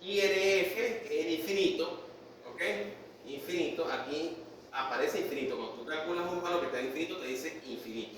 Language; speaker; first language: Spanish; native; Spanish